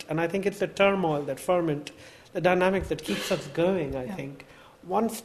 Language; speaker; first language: English; non-native, local second language; Bangla